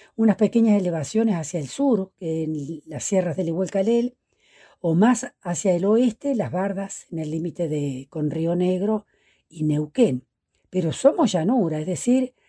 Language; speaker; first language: Spanish; native; Spanish